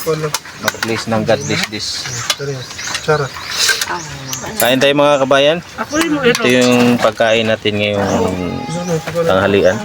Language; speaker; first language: Filipino; non-native, local second language; Cebuano